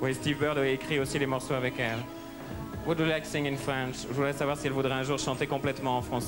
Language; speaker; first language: French; native; French